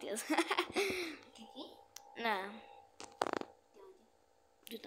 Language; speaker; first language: Spanish; native; Spanish